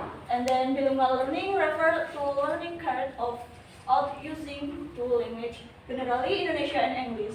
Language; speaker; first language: English; non-native, learner; Indonesian